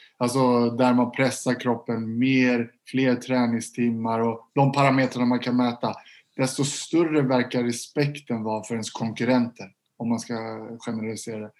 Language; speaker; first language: Swedish; native; Swedish